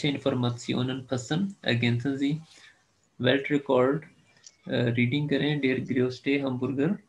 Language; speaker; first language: German; non-native, fluent; Urdu